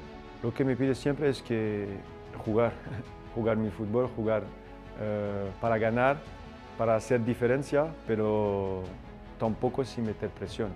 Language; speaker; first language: Spanish; non-native, fluent; French